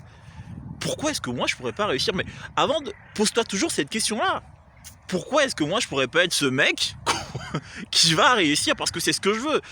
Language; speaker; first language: French; native; French